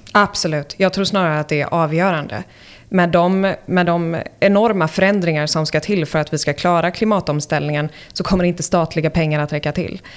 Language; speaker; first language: Swedish; native; Swedish